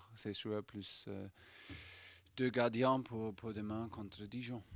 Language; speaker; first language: French; non-native, fluent; German